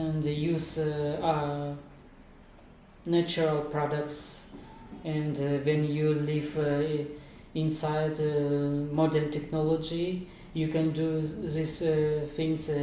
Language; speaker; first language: English; non-native, learner; Kazakh